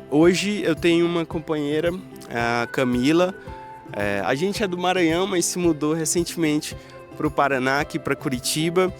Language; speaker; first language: Portuguese; native; Portuguese